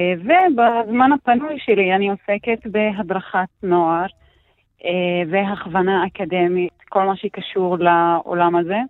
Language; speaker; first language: Hebrew; non-native, local second language; Arabic